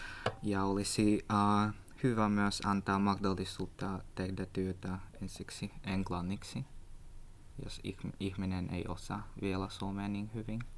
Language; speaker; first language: Finnish; non-native, learner; Russian